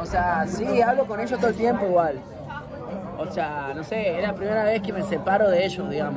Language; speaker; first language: Spanish; native; Spanish